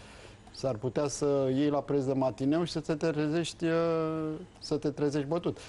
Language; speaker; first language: Romanian; native; Romanian